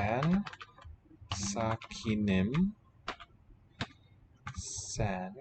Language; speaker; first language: Turkish; non-native, learner; English